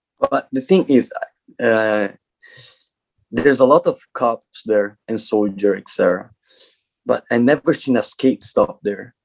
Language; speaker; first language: English; non-native, learner; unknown